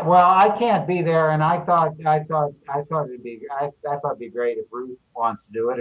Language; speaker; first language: English; native; English